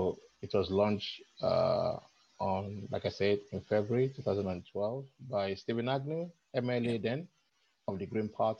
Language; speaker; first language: English; non-native, local second language; Yoruba